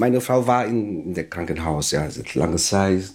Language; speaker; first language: German; non-native, learner; Vietnamese